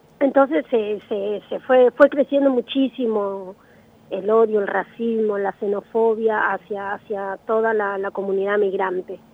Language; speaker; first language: Spanish; native; Spanish